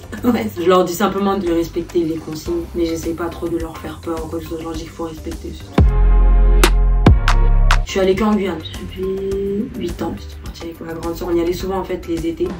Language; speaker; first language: French; native; French